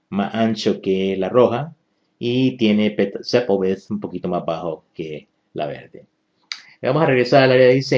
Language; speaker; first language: Spanish; native; Spanish